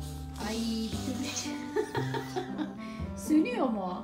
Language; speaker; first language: Turkish; native; Turkish